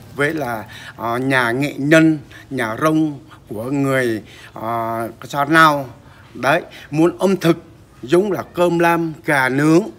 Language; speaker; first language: Vietnamese; non-native, local second language; Jarai